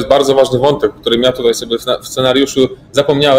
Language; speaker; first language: Polish; native; Polish